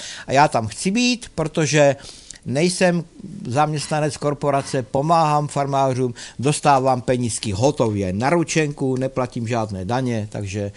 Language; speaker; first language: Czech; native; Czech